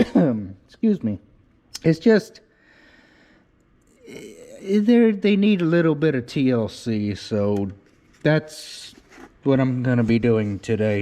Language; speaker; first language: English; native; English